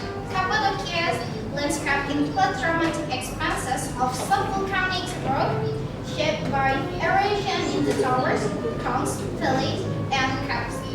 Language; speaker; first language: English; non-native, learner; Indonesian